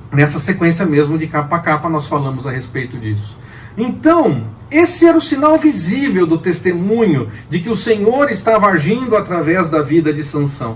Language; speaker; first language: Portuguese; native; Portuguese